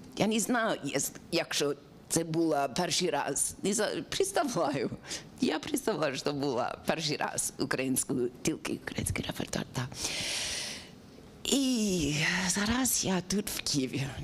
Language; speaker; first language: Ukrainian; non-native, learner; English